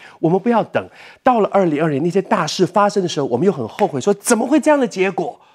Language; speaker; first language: Chinese; native; Chinese